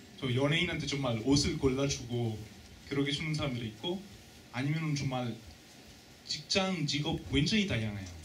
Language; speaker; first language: Korean; non-native, fluent; Italian